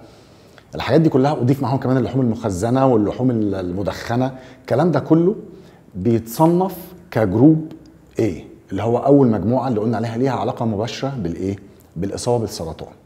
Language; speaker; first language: Arabic; native; Arabic